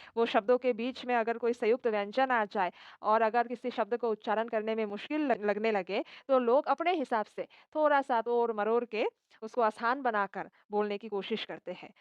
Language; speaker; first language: Hindi; non-native, local second language; Assamese